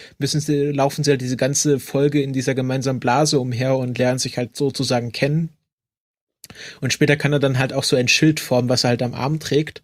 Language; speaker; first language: German; native; German